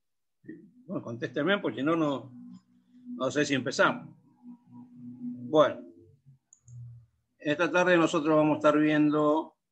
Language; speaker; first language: Spanish; native; Spanish